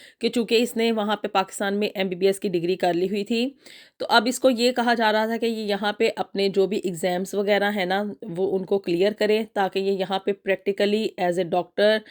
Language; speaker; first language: Urdu; native; Urdu